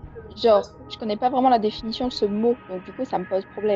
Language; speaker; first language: French; native; French